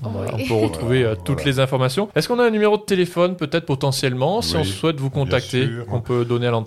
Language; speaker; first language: French; native; French